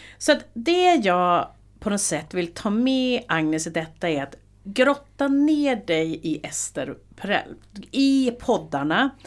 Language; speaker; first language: Swedish; native; Swedish